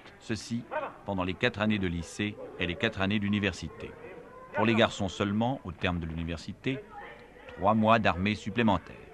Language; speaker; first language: French; native; French